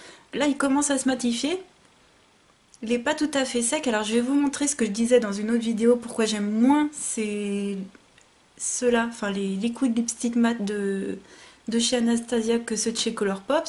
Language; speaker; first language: French; native; French